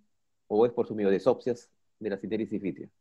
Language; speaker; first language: Spanish; native; Spanish